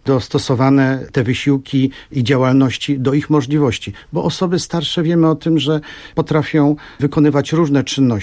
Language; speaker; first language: Polish; native; Polish